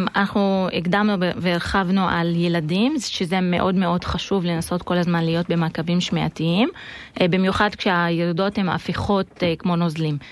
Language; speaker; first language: Hebrew; non-native, local second language; Arabic